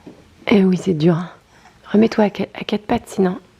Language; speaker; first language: French; native; French